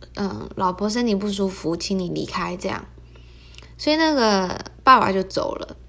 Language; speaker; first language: Chinese; early bilingual, heritage; Chinese